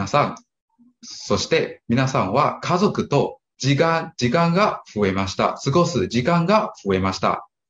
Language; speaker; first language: Japanese; non-native, learner; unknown